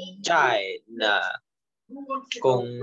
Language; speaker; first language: Chinese; non-native, learner; Thai